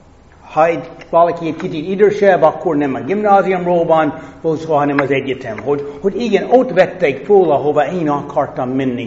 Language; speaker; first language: Hungarian; non-native, fluent; English